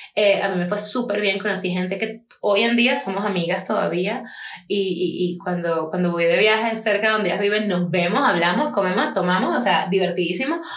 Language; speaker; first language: Spanish; native; Spanish